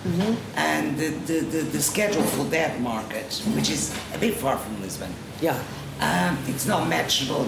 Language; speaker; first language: English; non-native, fluent; Portuguese